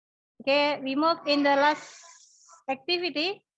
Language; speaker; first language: English; non-native, learner; Indonesian